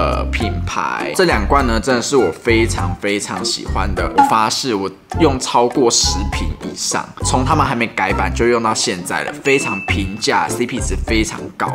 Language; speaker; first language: Chinese; native; Chinese